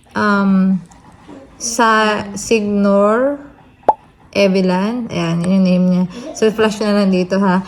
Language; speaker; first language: Filipino; native; Filipino